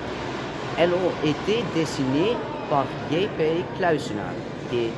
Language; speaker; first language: French; non-native, learner; Dutch